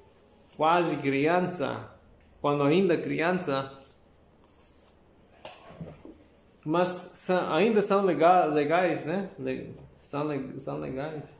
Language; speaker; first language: Portuguese; non-native, learner; Spanish